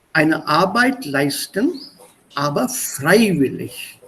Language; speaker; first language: German; non-native, fluent; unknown